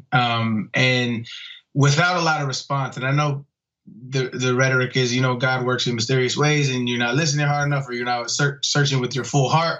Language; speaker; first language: English; native; English